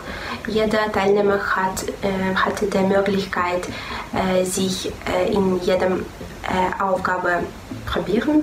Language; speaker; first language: German; non-native, fluent; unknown